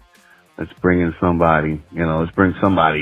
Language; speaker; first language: English; native; English